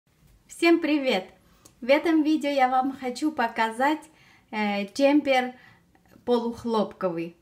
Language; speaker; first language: Russian; non-native, fluent; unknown